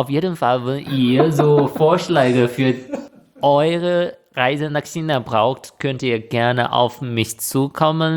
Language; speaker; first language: German; non-native, fluent; Chinese